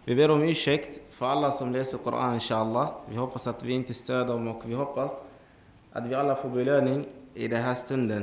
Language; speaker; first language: Swedish; non-native, fluent; Arabic